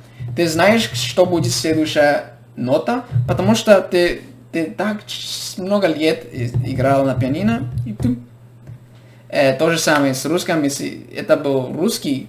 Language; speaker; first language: Russian; non-native, fluent; English